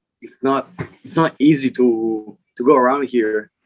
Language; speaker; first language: English; non-native, learner; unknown